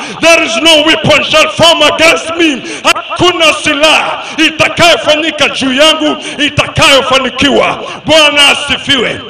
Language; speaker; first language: Swahili; native; Swahili